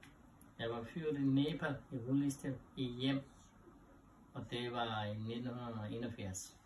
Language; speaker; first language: Danish; non-native, learner; Nepali